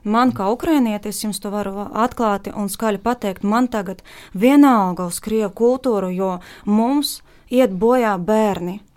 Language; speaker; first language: Latvian; non-native, fluent; Ukrainian